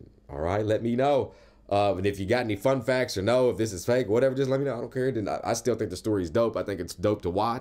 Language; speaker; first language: English; native; English